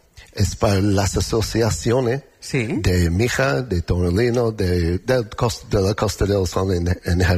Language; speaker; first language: Spanish; non-native, learner; English